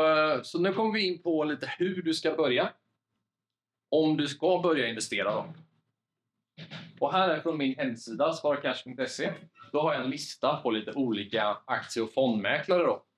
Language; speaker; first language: Swedish; native; Swedish